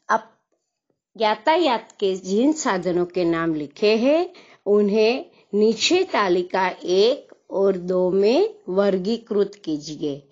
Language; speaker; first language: Hindi; non-native, local second language; Gujarati